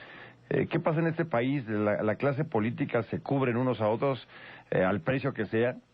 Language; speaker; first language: Spanish; native; Spanish